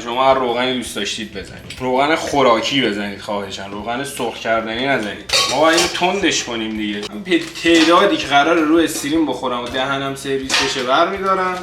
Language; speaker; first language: Persian; native; Persian